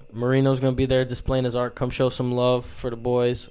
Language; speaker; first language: English; early bilingual, other home language; Spanish